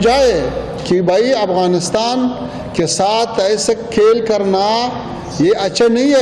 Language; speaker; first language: Hindi; non-native, fluent; Pashto